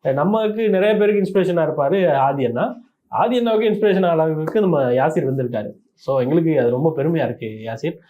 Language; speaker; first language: Tamil; native; Tamil